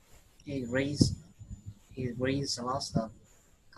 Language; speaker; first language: English; non-native, learner; Vietnamese